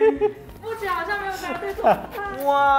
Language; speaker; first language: Chinese; native; Chinese